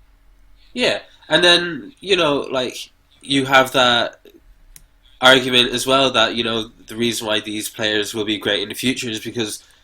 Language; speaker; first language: English; native; English